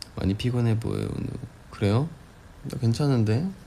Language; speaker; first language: Korean; native; Korean